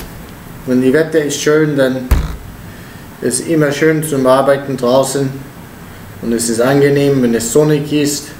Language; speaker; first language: German; non-native, learner; Italian